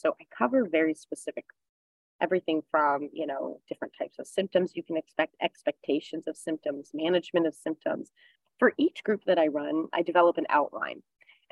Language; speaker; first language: English; native; English